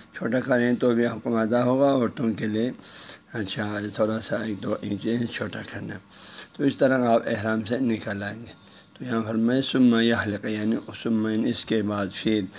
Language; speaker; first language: Urdu; non-native, local second language; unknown